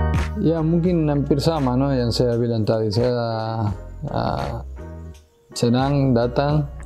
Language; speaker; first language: Indonesian; non-native, fluent; Spanish